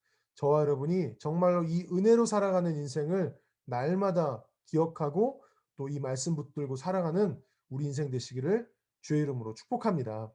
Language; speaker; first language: Korean; native; Korean